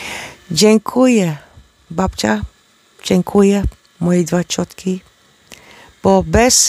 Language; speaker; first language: Polish; non-native, learner; Dutch